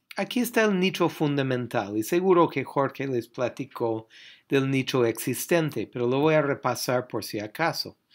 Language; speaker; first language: Spanish; non-native, fluent; English